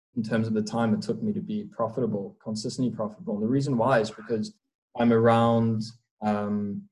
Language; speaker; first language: English; native; English